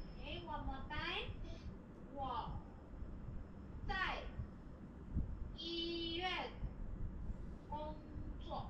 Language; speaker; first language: Chinese; non-native, learner; Malay